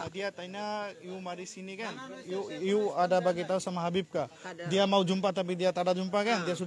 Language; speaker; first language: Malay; non-native, fluent; Bangla